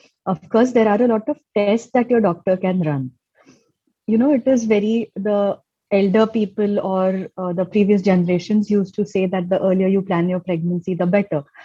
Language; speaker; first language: English; non-native, local second language; Marathi